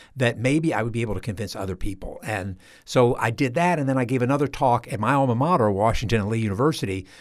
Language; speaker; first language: English; native; English